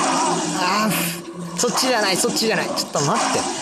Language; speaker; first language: Japanese; native; Japanese